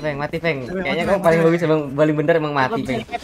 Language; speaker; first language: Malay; non-native, local second language; Javanese